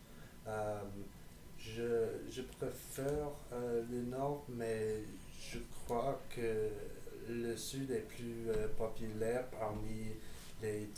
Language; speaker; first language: French; non-native, learner; English